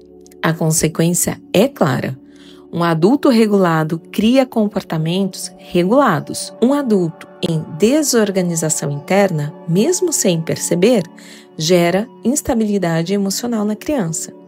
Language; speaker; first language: Portuguese; native; Portuguese